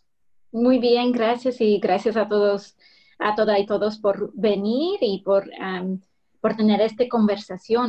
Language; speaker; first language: Spanish; early bilingual, heritage; English